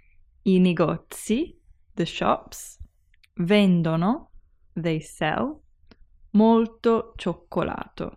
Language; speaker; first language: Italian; non-native, learner; English